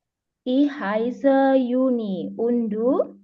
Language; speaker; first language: German; non-native, learner; Indonesian